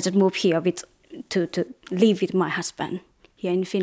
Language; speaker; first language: English; non-native, learner; Thai